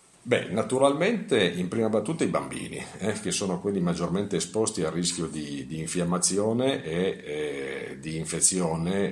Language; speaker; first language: Italian; native; Italian